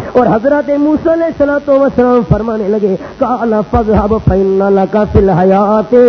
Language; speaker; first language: Urdu; non-native, local second language; Punjabi